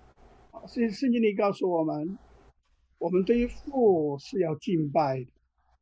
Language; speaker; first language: Chinese; native; Chinese